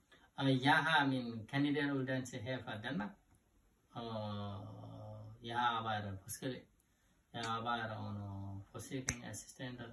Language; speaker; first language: Danish; non-native, learner; Nepali